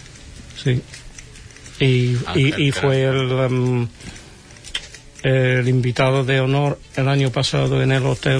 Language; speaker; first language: Spanish; non-native, fluent; English